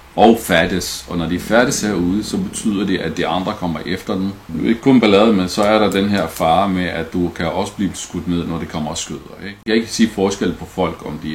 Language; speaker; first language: Danish; non-native, fluent; Arabic